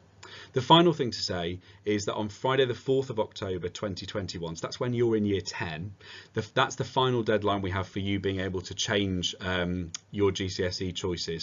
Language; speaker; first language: English; native; English